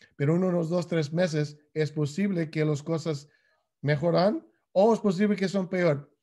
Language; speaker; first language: Spanish; non-native, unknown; English